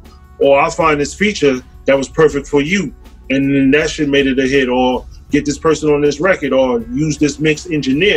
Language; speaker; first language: English; native; English